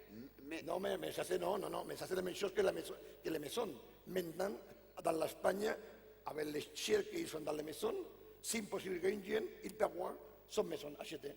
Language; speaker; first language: French; non-native, fluent; Catalan